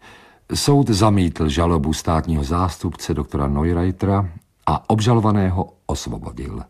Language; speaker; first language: Czech; native; Czech